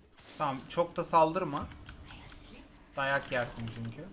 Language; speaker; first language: Turkish; native; Turkish